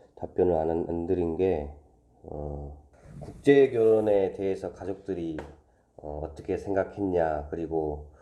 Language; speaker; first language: Korean; native; Korean